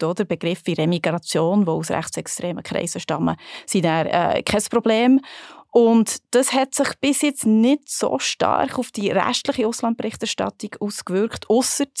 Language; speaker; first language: German; native; German